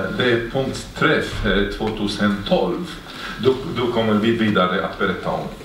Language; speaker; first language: Swedish; non-native, fluent; Arabic